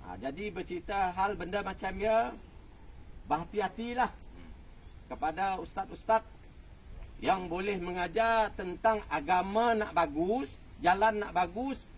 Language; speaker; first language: Malay; native; Malay